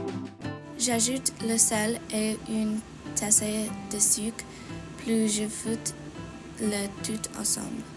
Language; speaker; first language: French; non-native, learner; English